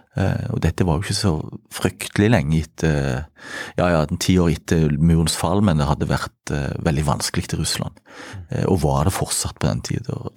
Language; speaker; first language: Norwegian; native; Norwegian